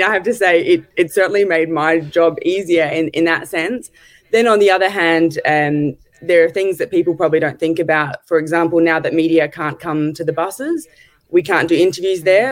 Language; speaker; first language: English; native; English